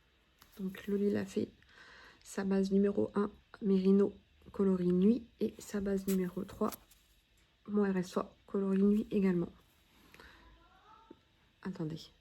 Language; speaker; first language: French; native; French